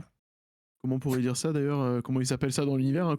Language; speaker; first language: French; native; French